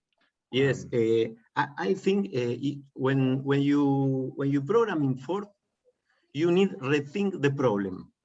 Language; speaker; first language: English; non-native, learner; Spanish